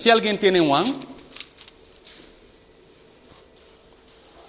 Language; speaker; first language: Spanish; non-native, fluent; English